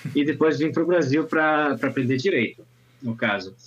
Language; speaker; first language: Portuguese; non-native, fluent; Italian